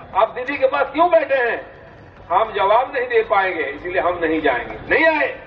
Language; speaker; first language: Hindi; non-native, local second language; Bangla